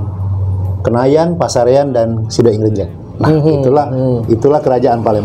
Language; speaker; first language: Indonesian; native; Indonesian